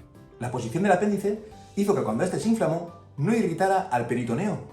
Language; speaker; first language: Spanish; native; Spanish